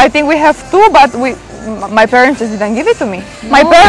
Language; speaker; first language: English; non-native, fluent; Romanian